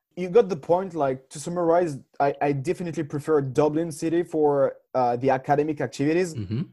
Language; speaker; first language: English; non-native, fluent; French